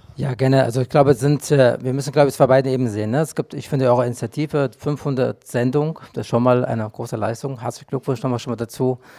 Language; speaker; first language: German; non-native, fluent; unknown